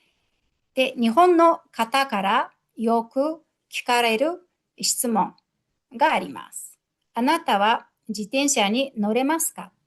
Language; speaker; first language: Japanese; non-native, fluent; Mongolian